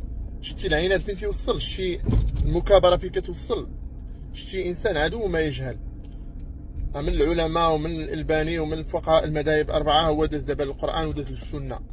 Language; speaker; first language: Arabic; native; Arabic